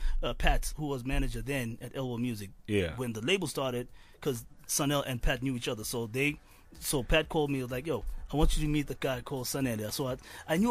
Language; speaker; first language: English; non-native, local second language; Swati